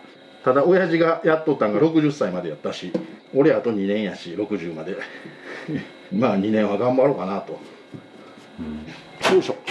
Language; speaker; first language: Japanese; native; Japanese